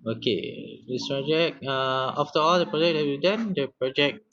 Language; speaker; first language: English; non-native, local second language; Malay